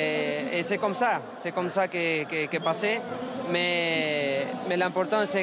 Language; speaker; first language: French; non-native, learner; Spanish